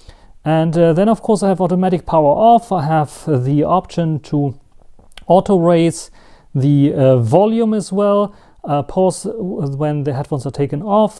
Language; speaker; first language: English; non-native, fluent; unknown